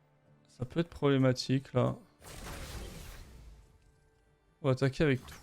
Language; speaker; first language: French; native; French